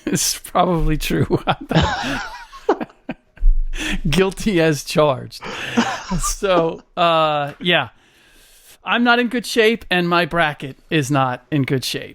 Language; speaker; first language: English; native; English